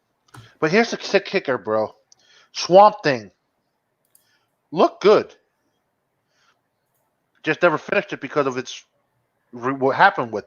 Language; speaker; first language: English; native; English